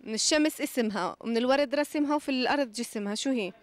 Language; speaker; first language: Arabic; native; Arabic